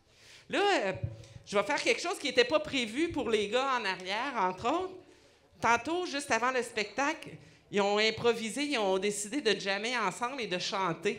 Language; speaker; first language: French; native; French